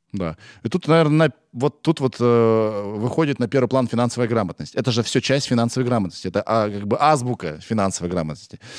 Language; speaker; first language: Russian; native; Russian